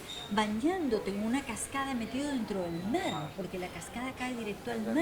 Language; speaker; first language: Spanish; native; Spanish